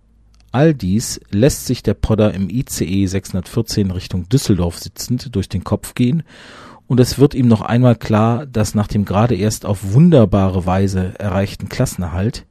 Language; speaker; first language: German; native; German